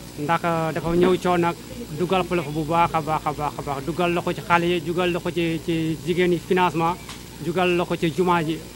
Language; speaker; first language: Wolof; non-native, local second language; Fula